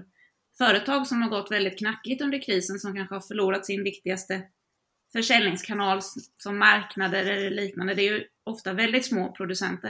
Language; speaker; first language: Swedish; native; Swedish